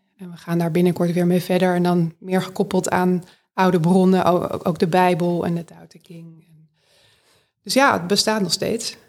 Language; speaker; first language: Dutch; native; Dutch